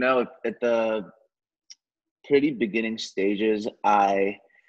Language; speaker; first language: English; native; English